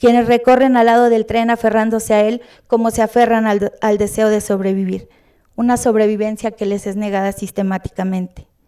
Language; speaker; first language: Spanish; native; Spanish